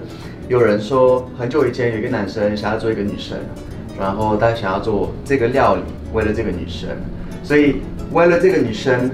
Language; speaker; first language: Chinese; non-native, fluent; French